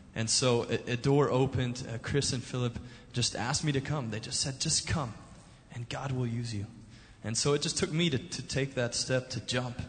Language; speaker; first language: English; early bilingual, other home language; German